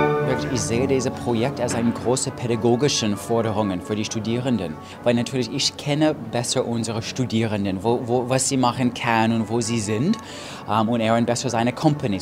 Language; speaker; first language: German; non-native, fluent; English